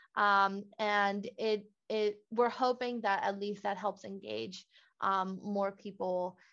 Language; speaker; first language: English; non-native, fluent; Spanish